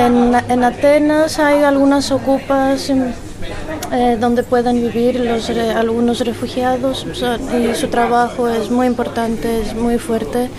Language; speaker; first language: Spanish; non-native, fluent; Greek